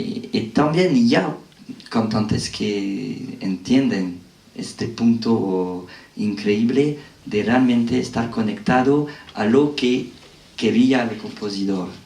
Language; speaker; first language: Spanish; non-native, fluent; French